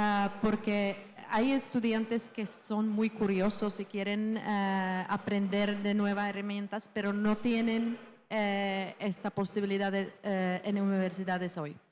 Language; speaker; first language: Spanish; non-native, fluent; Czech